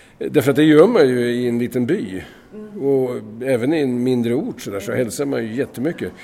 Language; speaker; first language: Swedish; native; Swedish